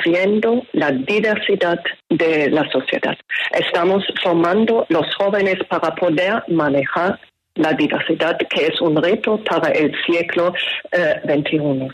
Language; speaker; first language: Spanish; non-native, fluent; German